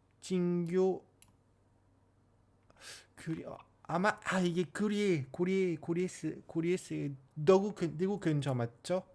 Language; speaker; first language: Korean; non-native, learner; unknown